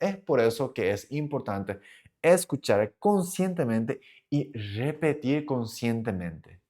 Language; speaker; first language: Spanish; non-native, fluent; Japanese